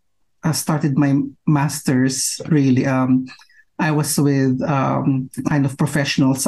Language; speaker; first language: English; non-native, local second language; Filipino